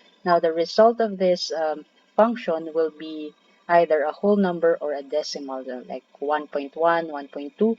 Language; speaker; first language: English; non-native, local second language; Filipino